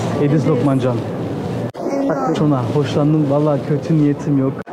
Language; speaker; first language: Turkish; early bilingual, heritage; Turkish